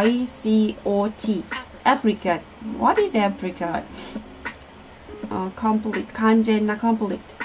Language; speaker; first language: English; non-native, learner; Korean